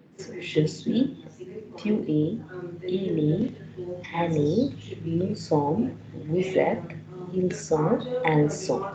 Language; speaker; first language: French; non-native, learner; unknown